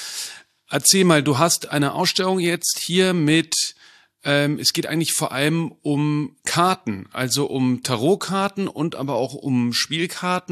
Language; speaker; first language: German; native; German